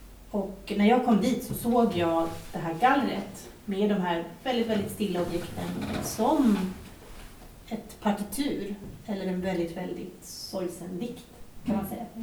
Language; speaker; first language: Swedish; native; Swedish